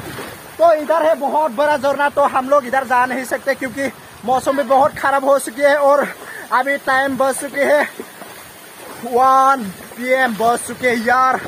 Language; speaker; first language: Hindi; non-native, local second language; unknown